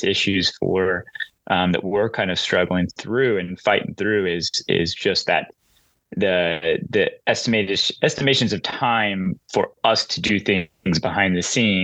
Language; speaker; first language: English; native; English